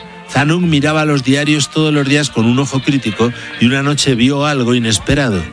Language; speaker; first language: Spanish; native; Spanish